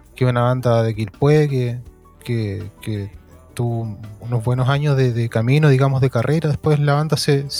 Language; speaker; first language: Spanish; native; Spanish